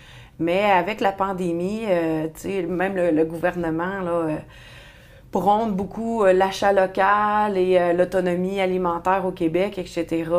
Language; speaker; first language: French; native; French